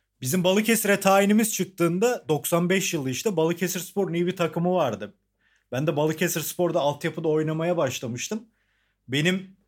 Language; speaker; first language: Turkish; native; Turkish